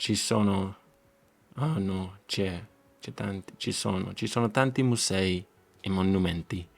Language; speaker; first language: Italian; non-native, learner; English